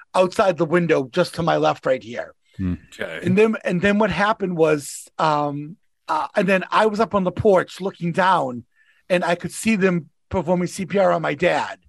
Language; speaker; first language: English; native; English